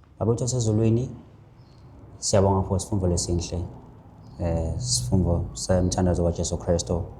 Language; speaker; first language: Zulu; non-native, local second language; Swati